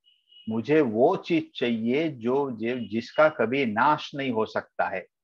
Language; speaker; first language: Hindi; native; Hindi